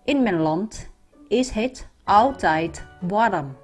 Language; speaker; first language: Dutch; non-native, fluent; Vietnamese